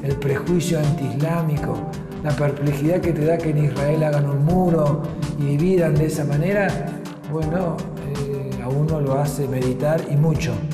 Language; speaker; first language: Spanish; native; Spanish